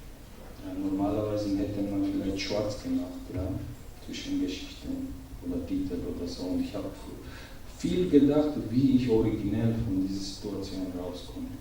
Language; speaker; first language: German; non-native, learner; Georgian